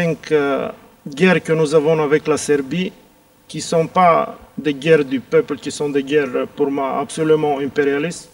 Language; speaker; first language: French; non-native, fluent; Bulgarian